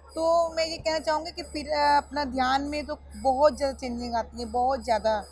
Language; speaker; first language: Hindi; native; Hindi